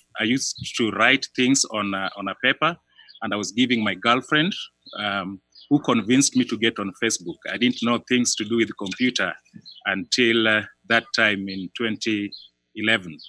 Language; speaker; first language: English; non-native, local second language; Luo (Kenya and Tanzania)